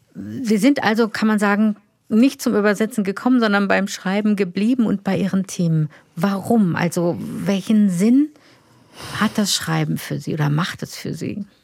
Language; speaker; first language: German; native; German